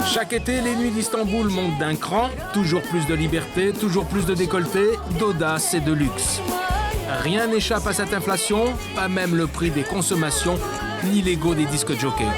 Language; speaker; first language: French; native; French